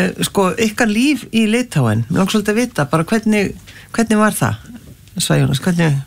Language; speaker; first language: Icelandic; native; Icelandic